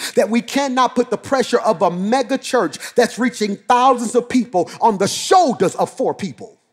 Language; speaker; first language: English; native; English